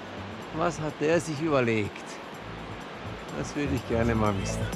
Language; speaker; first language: German; native; German